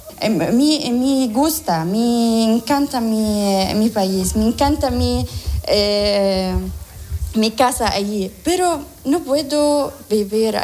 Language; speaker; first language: Spanish; non-native, learner; Arabic